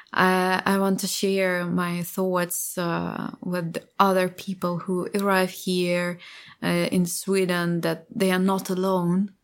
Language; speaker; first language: English; non-native, fluent; Ukrainian